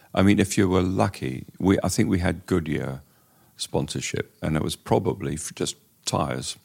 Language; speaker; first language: English; native; English